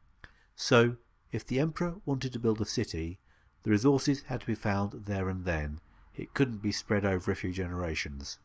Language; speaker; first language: English; native; English